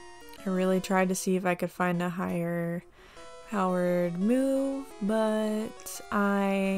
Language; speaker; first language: English; native; English